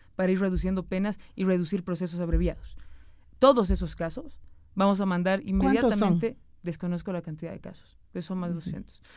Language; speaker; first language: Spanish; native; Spanish